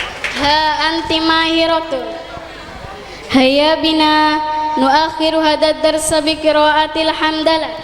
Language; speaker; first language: Arabic; non-native, learner; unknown